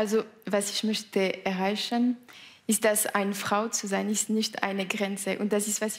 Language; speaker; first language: German; non-native, local second language; French